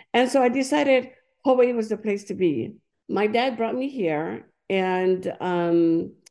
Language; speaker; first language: English; non-native, fluent; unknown